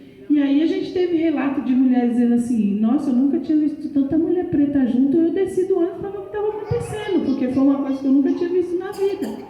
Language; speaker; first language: Portuguese; native; Portuguese